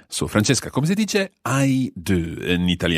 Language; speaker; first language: Italian; non-native, fluent; English